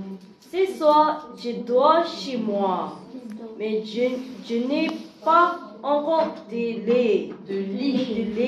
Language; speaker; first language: French; non-native, learner; Tibetan